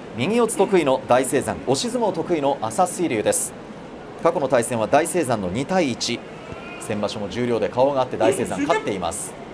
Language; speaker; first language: Japanese; native; Japanese